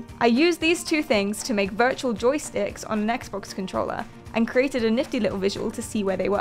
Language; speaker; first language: English; native; English